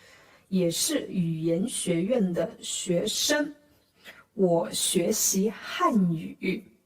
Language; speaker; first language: Chinese; non-native, fluent; Khmer